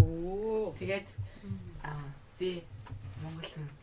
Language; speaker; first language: Mongolian; early bilingual, heritage; Mongolian